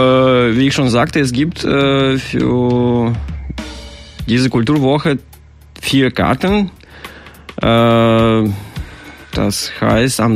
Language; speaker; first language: German; non-native, fluent; Russian